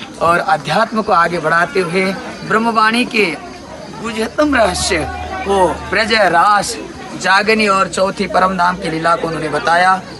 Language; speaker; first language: Hindi; non-native, fluent; Nepali